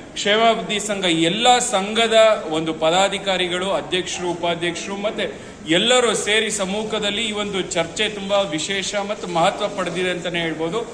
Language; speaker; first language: Kannada; native; Kannada